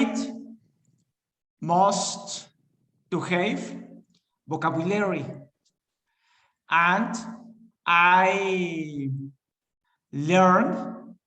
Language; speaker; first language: English; non-native, learner; Spanish